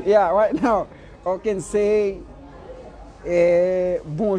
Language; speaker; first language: English; non-native, learner; Haitian Creole